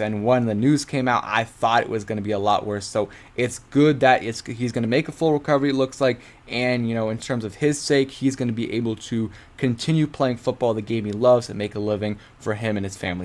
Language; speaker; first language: English; native; English